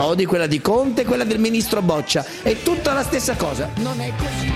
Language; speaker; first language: Italian; native; Italian